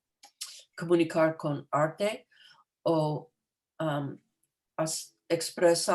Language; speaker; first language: Spanish; non-native, fluent; English